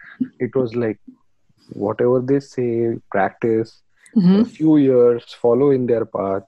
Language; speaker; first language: English; non-native, local second language; Marathi